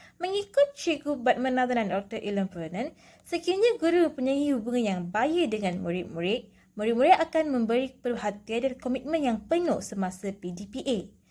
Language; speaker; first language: Malay; non-native, local second language; Tamil